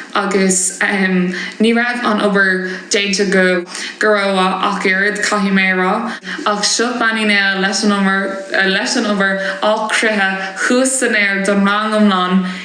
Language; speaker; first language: Irish; non-native, local second language; English